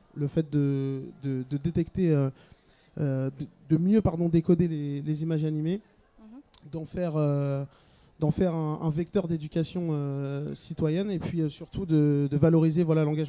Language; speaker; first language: French; native; French